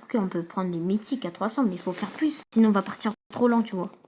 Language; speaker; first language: French; native; French